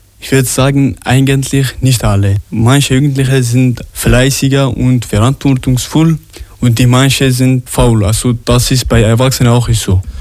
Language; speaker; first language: German; non-native, learner; Arabic